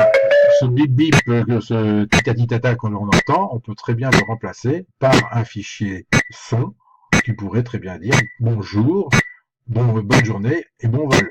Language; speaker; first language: French; native; French